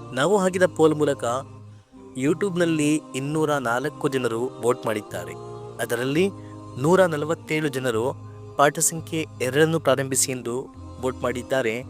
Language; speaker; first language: Kannada; non-native, local second language; Urdu